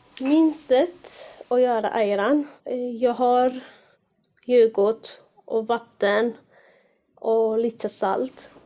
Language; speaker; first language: Swedish; non-native, fluent; Arabic